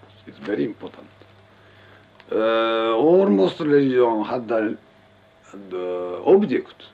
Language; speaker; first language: English; non-native, learner; Japanese